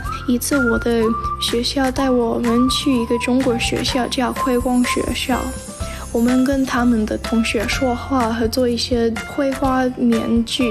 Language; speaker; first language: Chinese; non-native, learner; English